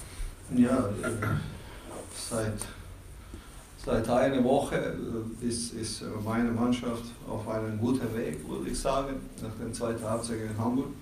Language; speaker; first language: German; non-native, fluent; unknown